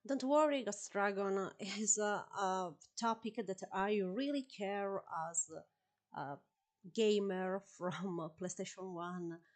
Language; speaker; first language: English; non-native, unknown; Italian